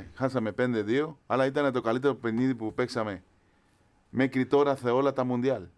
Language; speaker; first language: Greek; non-native, fluent; Spanish